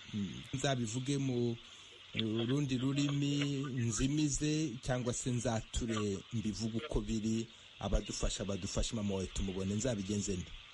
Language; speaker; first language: Kinyarwanda; native; Kinyarwanda